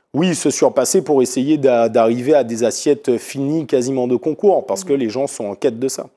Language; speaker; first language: French; native; French